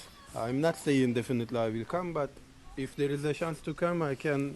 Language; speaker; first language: English; non-native, learner; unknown